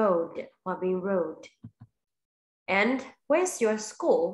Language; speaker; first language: English; non-native, fluent; Vietnamese